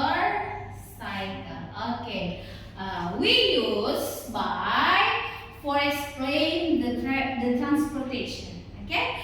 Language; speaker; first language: English; non-native, learner; Indonesian